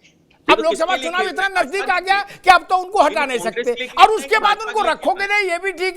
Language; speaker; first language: Hindi; native; Hindi